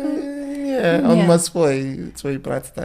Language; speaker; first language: Polish; non-native, learner; English